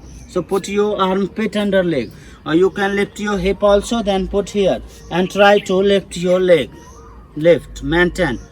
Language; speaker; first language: English; non-native, local second language; Hindi